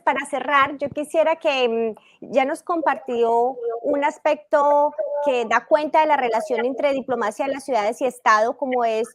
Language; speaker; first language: Spanish; native; Spanish